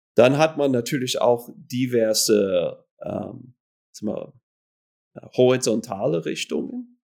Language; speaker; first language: German; non-native, fluent; English